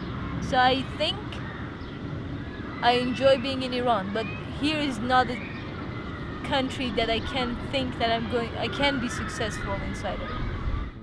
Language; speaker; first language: English; non-native, fluent; Persian